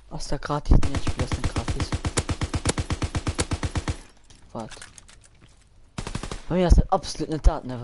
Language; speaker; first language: German; non-native, local second language; Luxembourgish